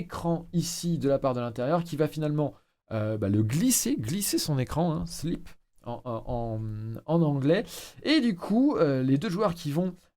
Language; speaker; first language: French; native; French